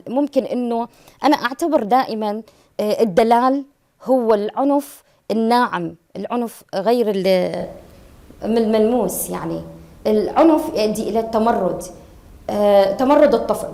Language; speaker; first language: Arabic; native; Arabic